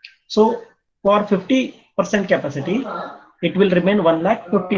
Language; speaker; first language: English; non-native, local second language; Marathi